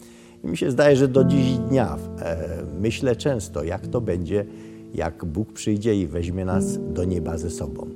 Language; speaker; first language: Polish; early bilingual, other home language; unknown